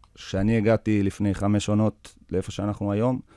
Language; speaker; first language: Hebrew; early bilingual, other home language; English